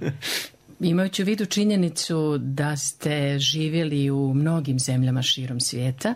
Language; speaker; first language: Serbian; native; Serbian